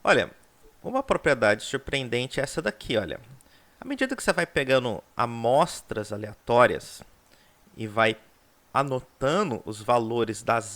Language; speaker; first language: Portuguese; native; Portuguese